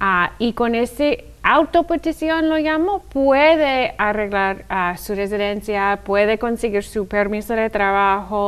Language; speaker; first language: Spanish; non-native, fluent; English